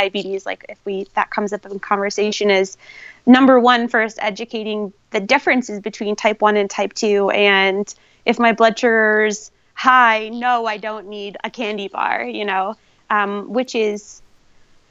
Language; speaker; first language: English; native; English